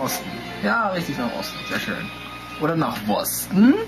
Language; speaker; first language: German; native; German